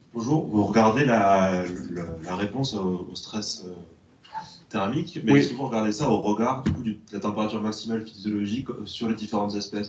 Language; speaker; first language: French; native; French